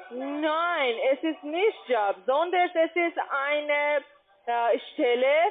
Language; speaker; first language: German; non-native, learner; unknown